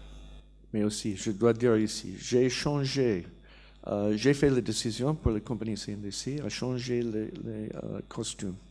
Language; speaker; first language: French; non-native, learner; English